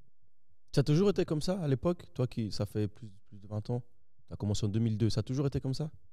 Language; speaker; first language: French; native; French